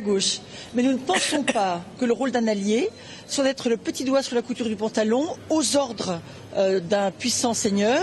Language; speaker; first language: French; native; French